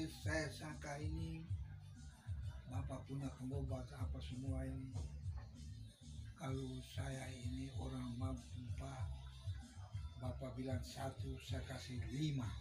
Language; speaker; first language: Indonesian; non-native, local second language; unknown